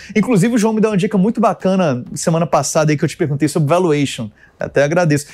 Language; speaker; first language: Portuguese; early bilingual, other home language; English